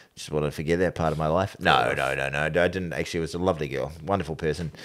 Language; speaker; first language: English; native; English